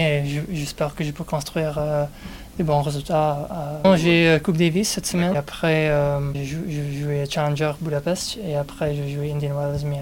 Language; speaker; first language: French; non-native, fluent; English